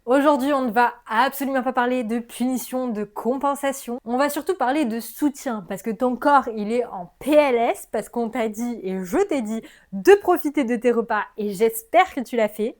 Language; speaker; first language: French; native; French